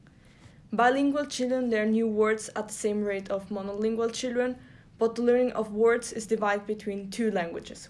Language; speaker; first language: English; non-native, fluent; German